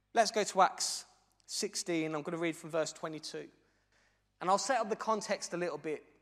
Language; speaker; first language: English; native; English